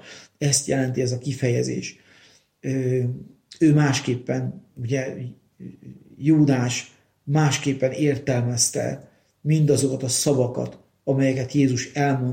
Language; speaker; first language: Hungarian; native; Hungarian